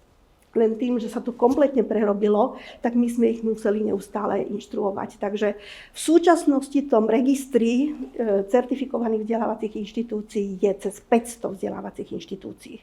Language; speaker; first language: Slovak; native; Slovak